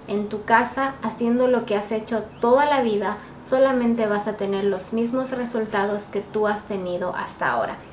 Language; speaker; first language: Spanish; native; Spanish